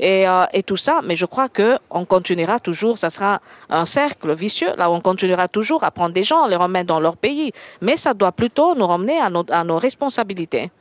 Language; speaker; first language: French; native; French